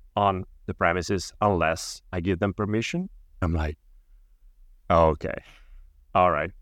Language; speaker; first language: English; non-native, fluent; Italian